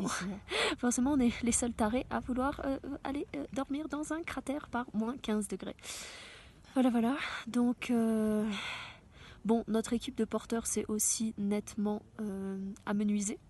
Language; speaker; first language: French; native; French